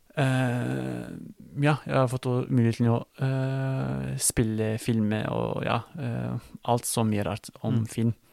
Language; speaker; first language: Norwegian; non-native, fluent; Turkish